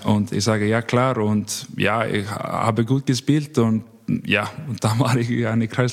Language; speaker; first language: German; non-native, learner; Icelandic